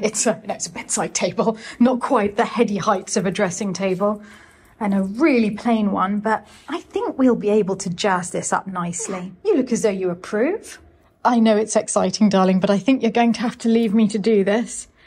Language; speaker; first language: English; native; English